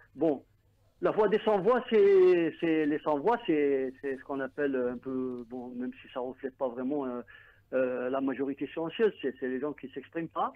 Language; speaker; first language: French; non-native, local second language; Arabic